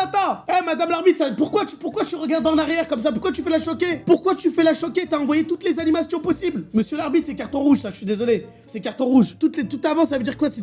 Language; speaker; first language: French; native; French